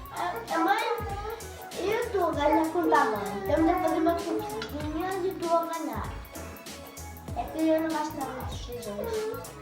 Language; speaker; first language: Portuguese; early bilingual, other home language; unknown